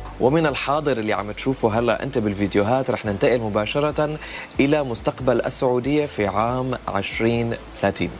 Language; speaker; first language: Arabic; native; Arabic